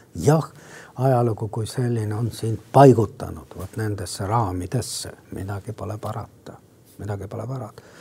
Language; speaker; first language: Estonian; non-native, local second language; Russian